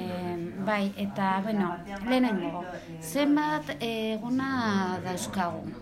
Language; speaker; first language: Basque; non-native, learner; Spanish